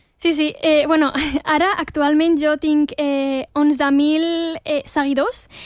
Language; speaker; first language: Catalan; early bilingual, other home language; Arabic